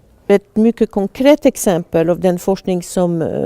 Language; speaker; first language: Swedish; non-native, fluent; French